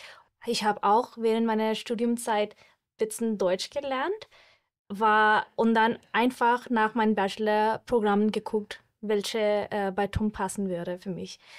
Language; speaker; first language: German; non-native, fluent; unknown